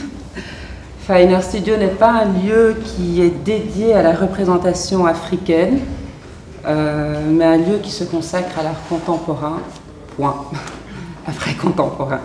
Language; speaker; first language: French; native; French